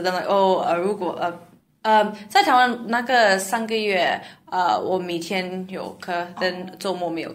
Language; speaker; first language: Chinese; non-native, learner; English